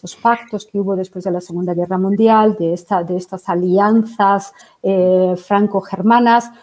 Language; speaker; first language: Spanish; native; Spanish